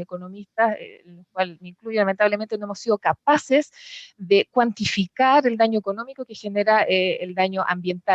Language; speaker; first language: Spanish; native; Spanish